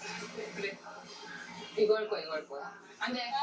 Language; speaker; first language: Korean; native; Korean